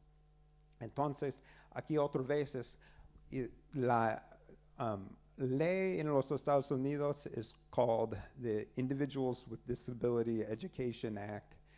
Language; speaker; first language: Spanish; non-native, learner; English